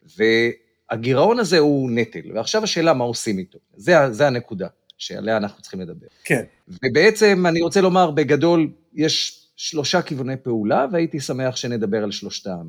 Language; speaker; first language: Hebrew; native; Hebrew